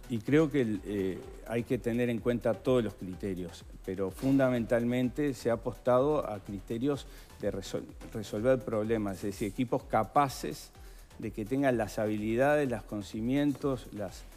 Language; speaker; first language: Spanish; native; Spanish